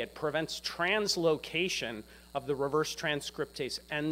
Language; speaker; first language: English; native; English